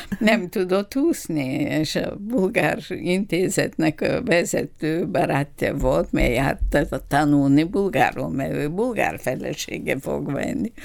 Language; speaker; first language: Hungarian; non-native, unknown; Bulgarian